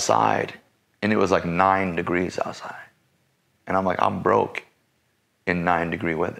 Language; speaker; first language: English; native; English